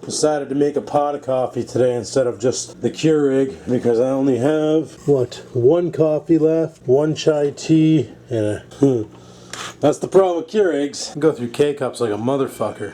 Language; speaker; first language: English; native; English